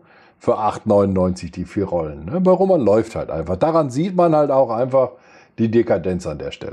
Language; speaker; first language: German; native; German